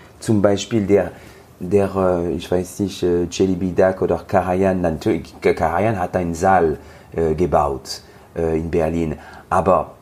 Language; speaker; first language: German; non-native, learner; French